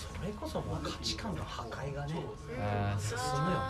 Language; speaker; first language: Japanese; native; Japanese